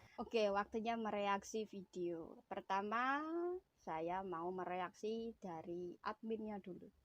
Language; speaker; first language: Indonesian; native; Indonesian